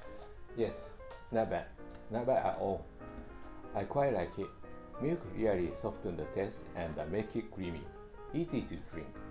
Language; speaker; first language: English; non-native, fluent; Japanese